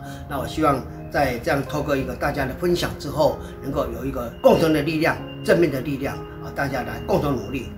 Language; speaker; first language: Chinese; native; Chinese